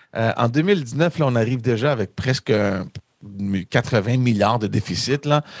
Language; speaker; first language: French; native; French